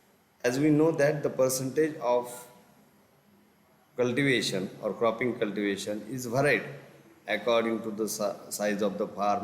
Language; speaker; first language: English; non-native, local second language; Marathi